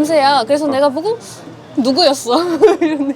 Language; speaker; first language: Korean; non-native, learner; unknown